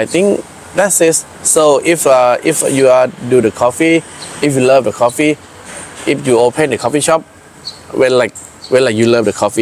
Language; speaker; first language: English; non-native, learner; Thai